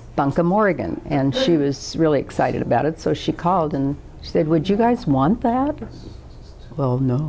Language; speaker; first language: English; native; English